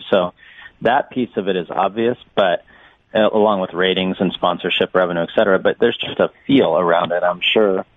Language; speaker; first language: English; native; English